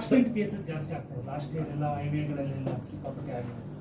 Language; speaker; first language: Kannada; native; Kannada